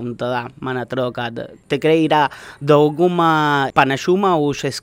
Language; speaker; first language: Lithuanian; non-native, learner; Spanish